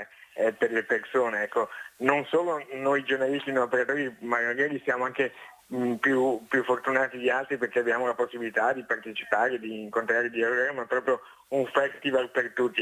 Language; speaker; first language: Italian; native; Italian